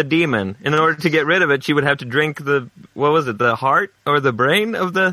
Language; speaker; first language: English; non-native, fluent; Swedish